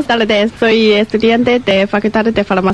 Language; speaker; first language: Spanish; non-native, learner; Chinese